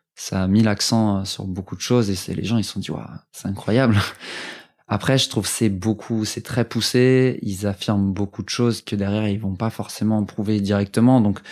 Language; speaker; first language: French; native; French